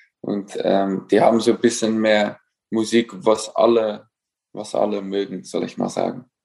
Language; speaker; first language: German; non-native, fluent; Dutch